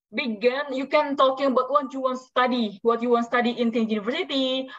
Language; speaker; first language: English; non-native, learner; Indonesian